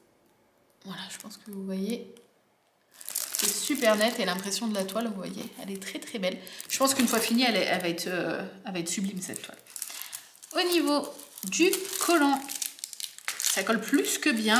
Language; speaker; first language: French; native; French